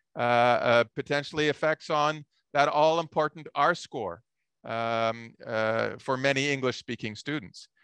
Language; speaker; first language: English; native; English